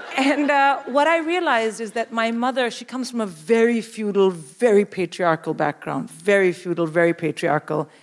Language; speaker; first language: English; non-native, local second language; Hindi